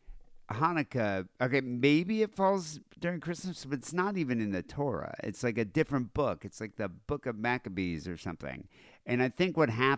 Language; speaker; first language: English; native; English